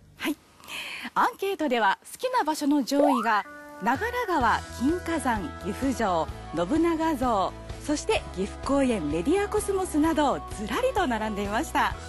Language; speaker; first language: Japanese; native; Japanese